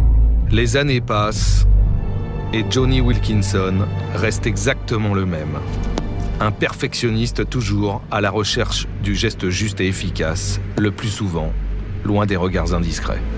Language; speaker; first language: French; native; French